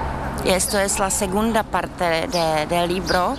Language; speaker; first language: Spanish; non-native, fluent; Czech